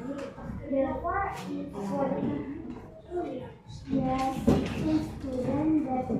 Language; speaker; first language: English; non-native, learner; Indonesian